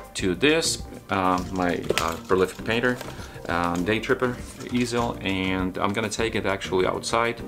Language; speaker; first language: English; non-native, fluent; Ukrainian